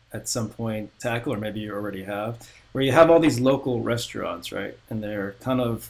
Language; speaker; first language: English; native; English